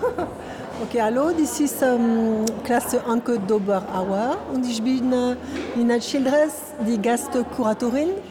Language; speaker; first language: German; non-native, learner; French